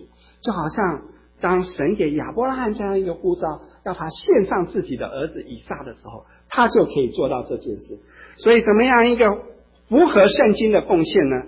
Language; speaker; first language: Chinese; native; Chinese